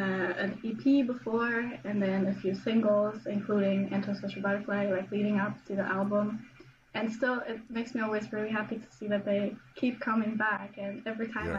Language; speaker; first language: English; non-native, fluent; German